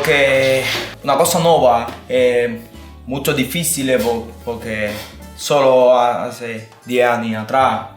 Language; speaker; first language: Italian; non-native, learner; Spanish